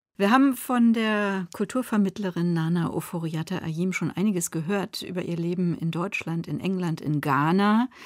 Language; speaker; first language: German; native; German